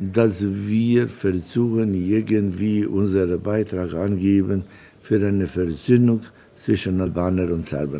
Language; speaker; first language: German; non-native, fluent; Albanian